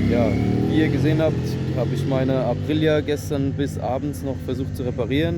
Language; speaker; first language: German; native; German